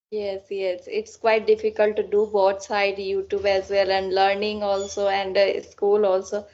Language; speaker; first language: English; non-native, learner; Assamese